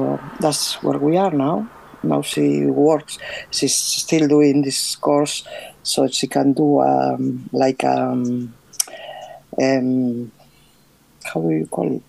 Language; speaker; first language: English; non-native, fluent; Spanish